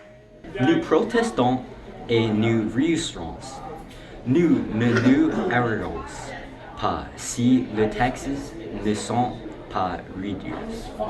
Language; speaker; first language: French; non-native, learner; English